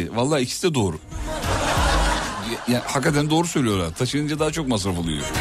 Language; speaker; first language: Turkish; native; Turkish